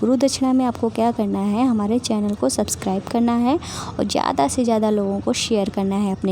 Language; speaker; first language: Hindi; native; Hindi